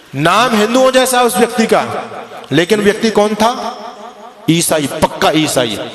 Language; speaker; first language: Hindi; native; Hindi